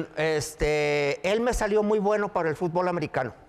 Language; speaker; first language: Spanish; native; Spanish